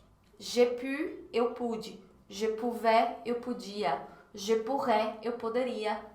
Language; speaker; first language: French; non-native, fluent; Portuguese